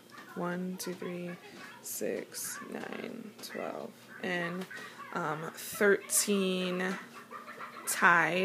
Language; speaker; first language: English; native; English